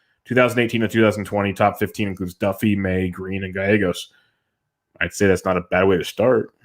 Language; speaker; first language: English; native; English